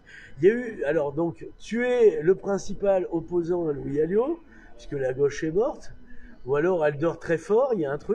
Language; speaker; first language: French; native; French